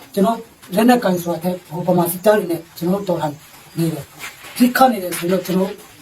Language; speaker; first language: Burmese; non-native, local second language; Tedim Chin